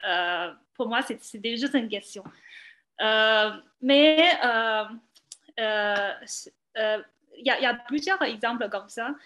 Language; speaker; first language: French; non-native, fluent; Chinese